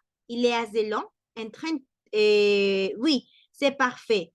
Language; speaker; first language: French; non-native, learner; Spanish